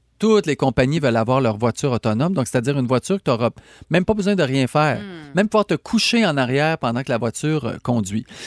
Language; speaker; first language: French; native; French